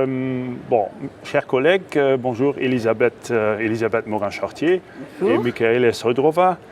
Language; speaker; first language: French; non-native, local second language; Luxembourgish